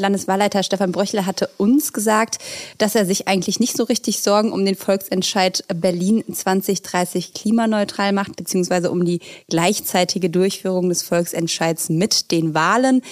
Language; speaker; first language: German; native; German